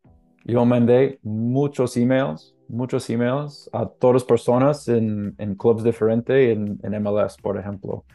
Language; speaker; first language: Spanish; non-native, learner; English